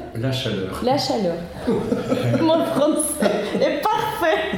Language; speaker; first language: French; non-native, learner; Russian